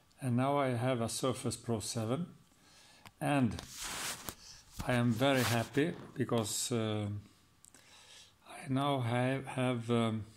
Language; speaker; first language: English; non-native, fluent; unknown